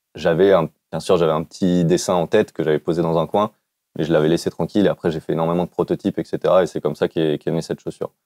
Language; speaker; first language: French; native; French